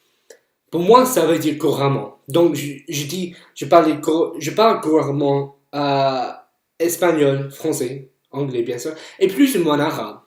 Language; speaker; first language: French; non-native, fluent; English